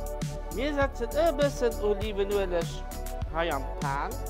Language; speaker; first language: German; non-native, local second language; Luxembourgish